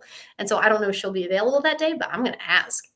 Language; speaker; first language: English; native; English